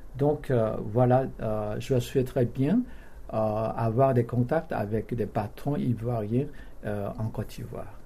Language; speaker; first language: French; non-native, fluent; Korean